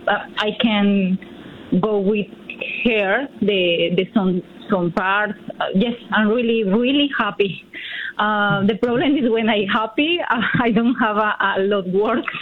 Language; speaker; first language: English; non-native, learner; Spanish